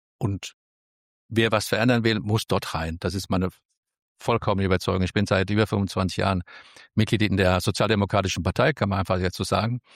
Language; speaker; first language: German; early bilingual, other home language; Spanish